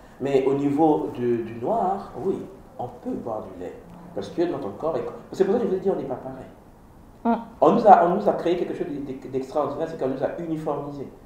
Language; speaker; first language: French; non-native, local second language; Kongo